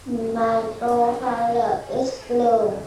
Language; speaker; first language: English; non-native, learner; Vietnamese